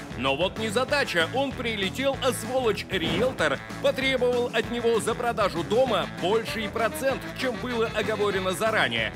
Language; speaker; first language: Russian; native; Russian